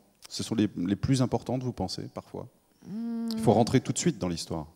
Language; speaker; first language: French; native; French